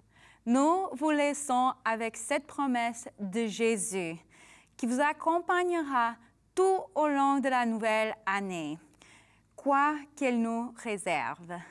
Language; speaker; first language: French; non-native, learner; English